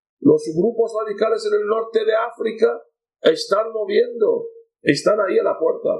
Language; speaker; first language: Spanish; non-native, fluent; Arabic